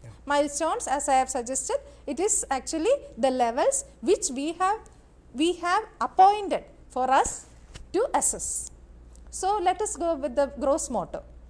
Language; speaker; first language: English; non-native, local second language; Malayalam